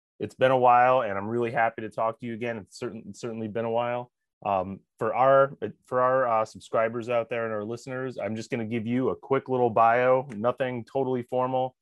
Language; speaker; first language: English; native; English